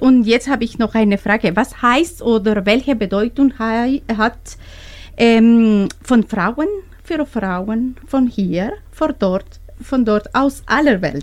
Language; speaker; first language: German; non-native, learner; Spanish